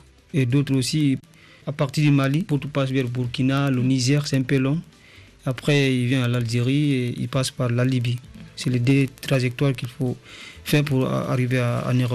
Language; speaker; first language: French; non-native, local second language; Fula